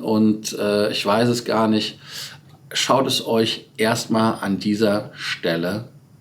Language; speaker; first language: German; native; German